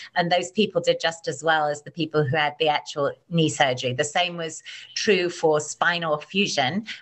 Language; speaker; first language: English; native; English